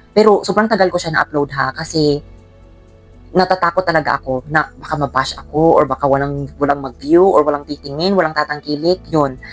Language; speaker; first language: Filipino; non-native, local second language; Cebuano